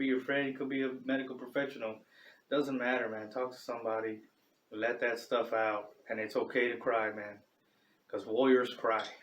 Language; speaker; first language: English; native; English